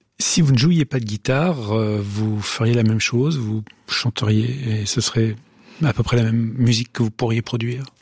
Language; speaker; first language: French; native; French